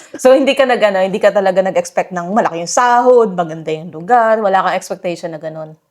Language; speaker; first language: Filipino; native; Filipino